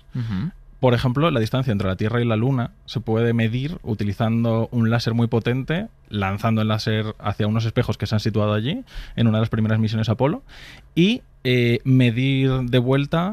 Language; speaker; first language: Spanish; native; Spanish